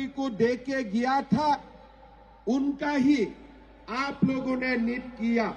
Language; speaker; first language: Hindi; non-native, local second language; Assamese